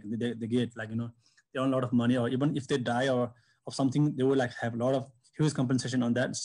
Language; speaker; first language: English; non-native, local second language; Sherpa